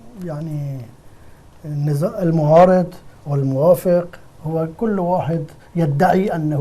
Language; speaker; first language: Arabic; non-native, fluent; Persian